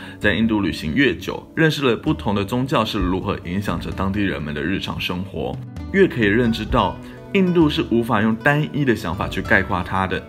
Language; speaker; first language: Chinese; native; Chinese